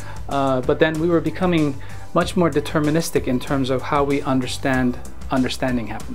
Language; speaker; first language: English; non-native, fluent; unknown